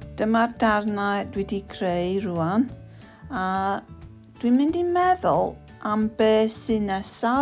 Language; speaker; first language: Welsh; non-native, fluent; English